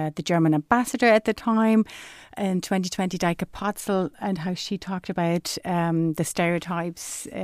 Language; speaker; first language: English; non-native, fluent; German